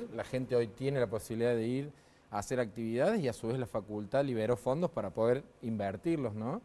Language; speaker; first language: Spanish; native; Spanish